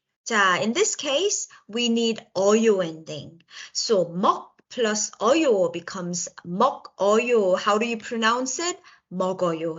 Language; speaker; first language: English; non-native, local second language; Korean